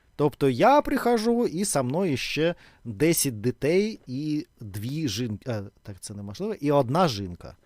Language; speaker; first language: Ukrainian; non-native, local second language; Russian